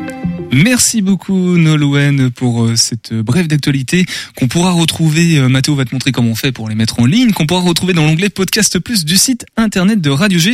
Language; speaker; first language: French; native; French